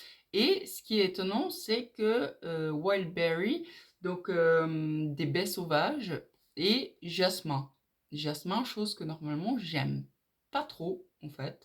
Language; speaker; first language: French; native; French